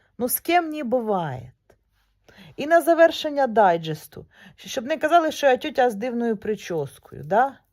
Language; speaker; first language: Ukrainian; non-native, local second language; Russian